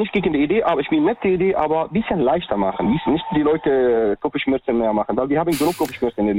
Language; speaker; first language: German; non-native, learner; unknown